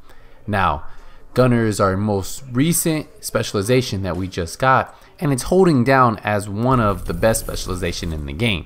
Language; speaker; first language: English; native; English